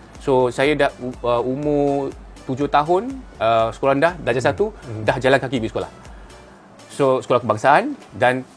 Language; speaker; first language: Malay; non-native, local second language; Cantonese